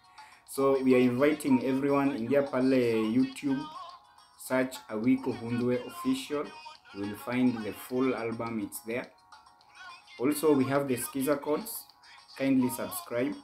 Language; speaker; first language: English; non-native, local second language; Luo (Kenya and Tanzania)